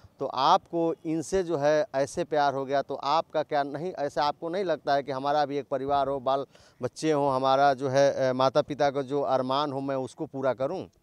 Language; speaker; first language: Hindi; native; Hindi